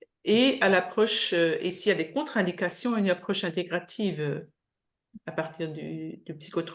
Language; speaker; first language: French; native; French